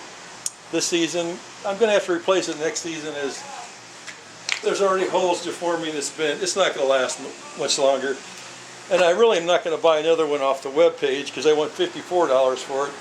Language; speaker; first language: English; native; English